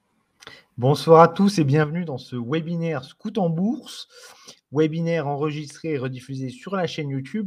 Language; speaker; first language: French; native; French